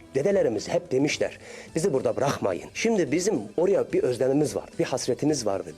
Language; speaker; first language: Turkish; early bilingual, heritage; Arabic